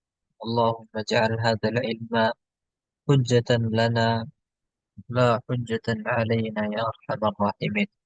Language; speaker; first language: Arabic; non-native, fluent; Indonesian